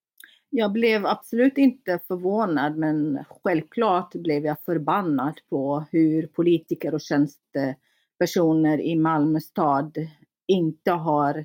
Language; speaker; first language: Swedish; non-native, fluent; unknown